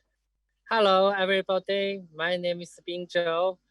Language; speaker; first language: English; non-native, learner; Chinese